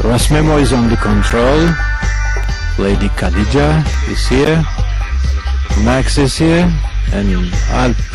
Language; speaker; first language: English; non-native, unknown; Turkish